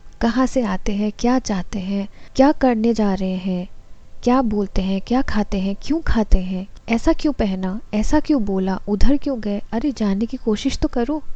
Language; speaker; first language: Hindi; non-native, local second language; Assamese